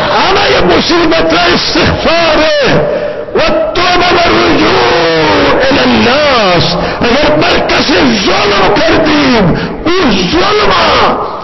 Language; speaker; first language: Persian; non-native, local second language; Baluchi